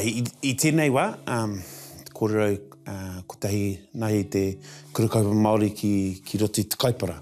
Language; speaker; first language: Māori; non-native, local second language; English